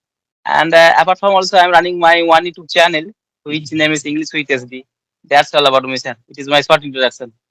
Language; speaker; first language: English; non-native, learner; Bangla